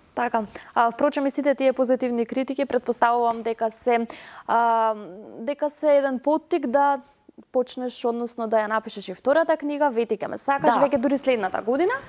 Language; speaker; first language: Macedonian; native; Macedonian